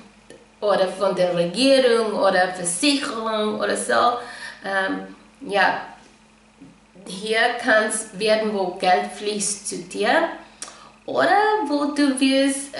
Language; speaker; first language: German; non-native, fluent; English